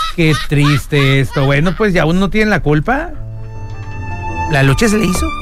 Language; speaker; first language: Spanish; native; Spanish